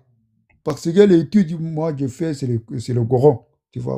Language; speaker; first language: French; non-native, learner; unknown